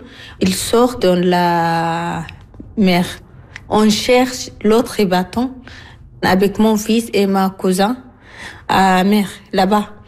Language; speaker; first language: French; non-native, learner; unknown